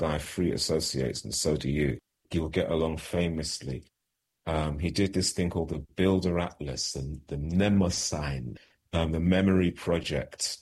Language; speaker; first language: English; native; English